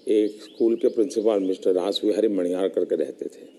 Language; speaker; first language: Hindi; non-native, local second language; Gujarati